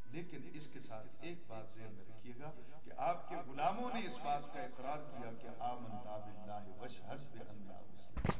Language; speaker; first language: Urdu; non-native, local second language; Punjabi